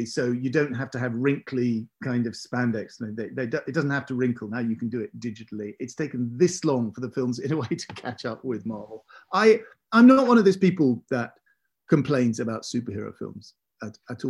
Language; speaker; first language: English; native; English